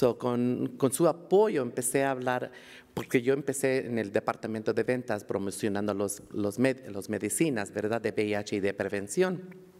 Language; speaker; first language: Spanish; early bilingual, heritage; Spanish